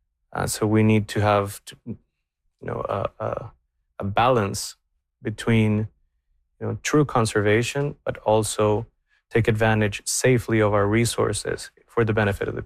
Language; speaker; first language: English; non-native, fluent; Spanish